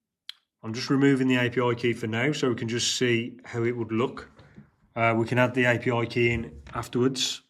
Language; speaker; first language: English; native; English